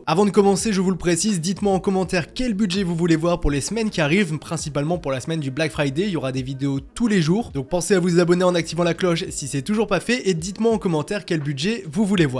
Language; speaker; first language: French; native; French